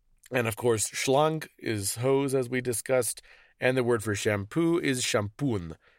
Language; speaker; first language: English; native; English